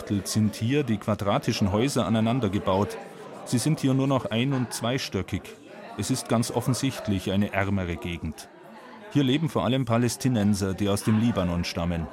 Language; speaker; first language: German; native; German